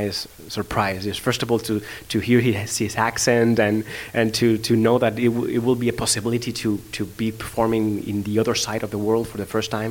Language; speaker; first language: English; non-native, fluent; Spanish